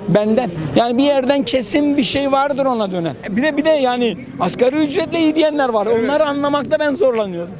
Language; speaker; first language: Turkish; native; Turkish